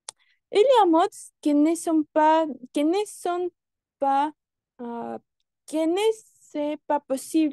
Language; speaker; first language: French; non-native, learner; Spanish